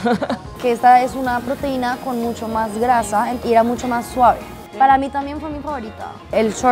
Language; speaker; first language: Spanish; native; Spanish